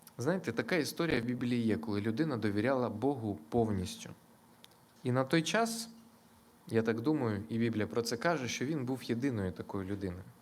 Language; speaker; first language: Ukrainian; non-native, local second language; Russian